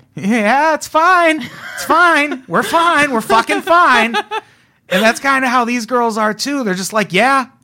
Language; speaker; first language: English; native; English